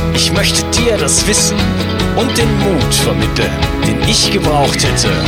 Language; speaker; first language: German; native; German